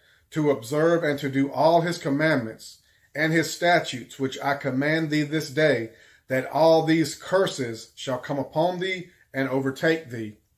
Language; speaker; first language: English; native; English